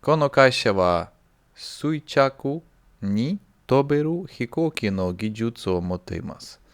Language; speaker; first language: Japanese; non-native, learner; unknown